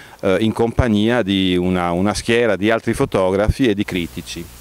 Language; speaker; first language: Italian; native; Italian